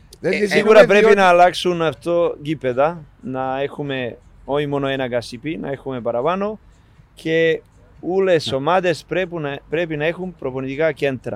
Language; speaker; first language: Greek; non-native, learner; Serbian